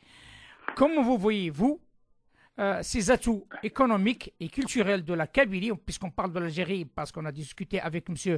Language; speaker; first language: French; non-native, local second language; Arabic